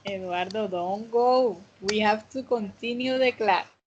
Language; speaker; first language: English; non-native, fluent; Spanish